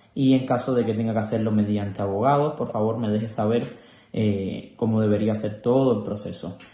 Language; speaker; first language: Spanish; native; Spanish